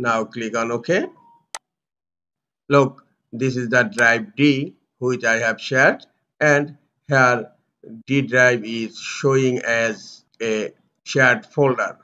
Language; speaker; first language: English; non-native, local second language; Bangla